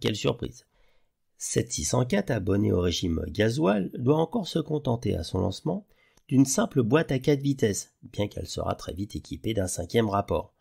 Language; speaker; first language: French; native; French